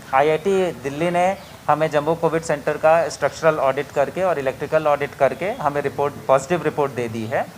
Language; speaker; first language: Hindi; non-native, local second language; Marathi